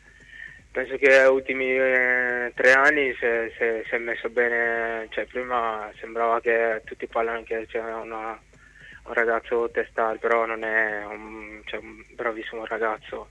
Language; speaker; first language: Italian; non-native, fluent; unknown